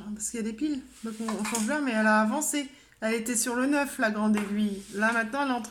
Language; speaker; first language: French; native; French